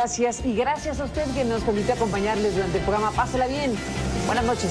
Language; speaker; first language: Spanish; native; Spanish